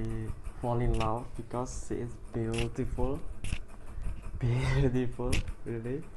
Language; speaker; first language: English; non-native, learner; Indonesian